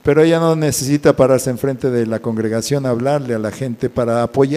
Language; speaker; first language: Spanish; native; Spanish